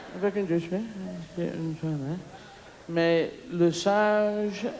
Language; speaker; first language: French; non-native, learner; English